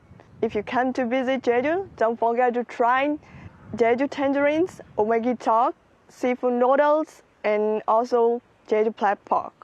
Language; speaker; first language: English; non-native, fluent; Burmese